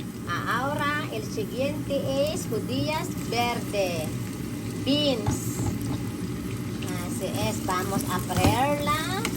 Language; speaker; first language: Spanish; non-native, learner; Filipino